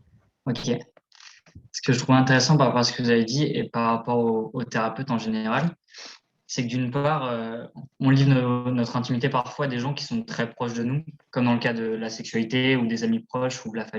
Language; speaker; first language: French; native; French